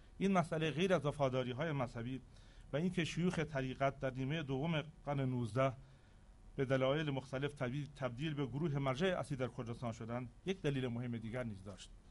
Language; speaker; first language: Persian; non-native, local second language; Central Kurdish